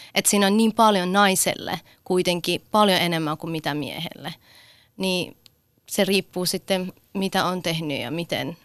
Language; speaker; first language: Finnish; early bilingual, other home language; Persian